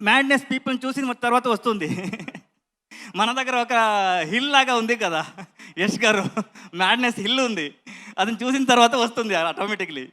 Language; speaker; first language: Telugu; non-native, learner; Kannada